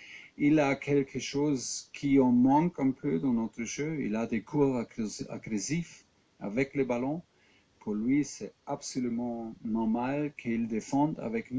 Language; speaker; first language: French; non-native, fluent; German